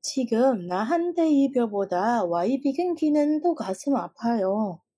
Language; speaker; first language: Korean; non-native, fluent; Indonesian